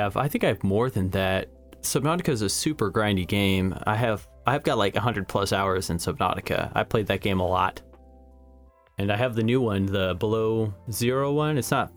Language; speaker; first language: English; native; English